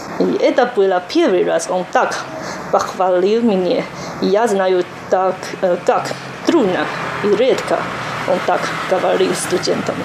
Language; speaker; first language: Russian; non-native, learner; Chinese